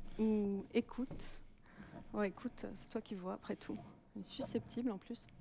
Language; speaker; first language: French; native; French